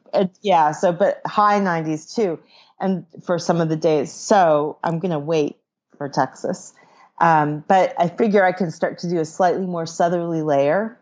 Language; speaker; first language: English; native; English